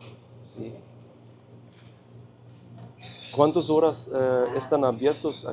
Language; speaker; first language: Spanish; non-native, learner; English